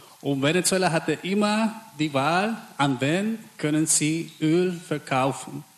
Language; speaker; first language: German; non-native, fluent; Spanish